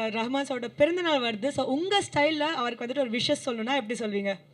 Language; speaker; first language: Tamil; native; Tamil